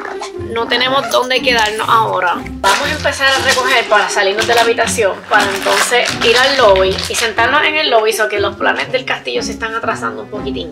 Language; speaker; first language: Spanish; native; Spanish